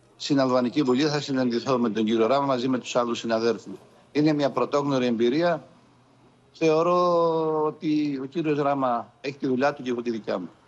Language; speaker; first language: Greek; native; Greek